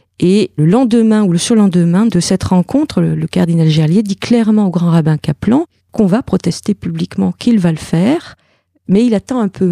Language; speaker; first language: French; native; French